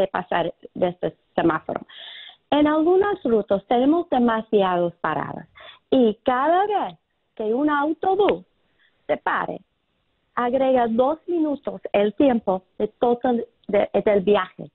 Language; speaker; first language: Spanish; non-native, fluent; English